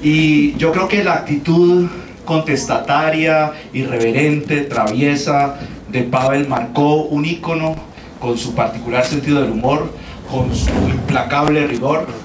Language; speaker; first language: Spanish; native; Spanish